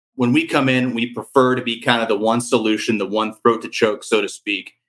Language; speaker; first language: English; native; English